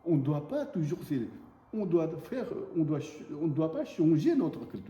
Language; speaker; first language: French; non-native, learner; Tibetan